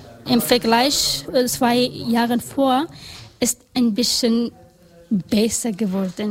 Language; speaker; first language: German; non-native, learner; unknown